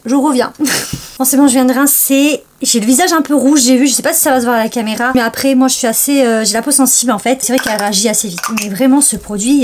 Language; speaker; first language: French; native; French